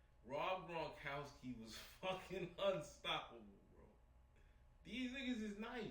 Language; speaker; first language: English; native; English